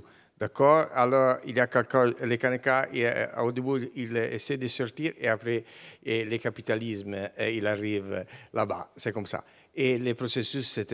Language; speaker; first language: French; non-native, learner; Italian